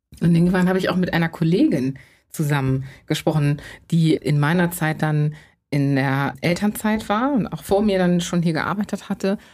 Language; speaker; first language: German; native; German